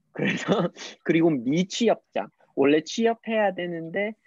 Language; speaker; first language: Korean; non-native, fluent; English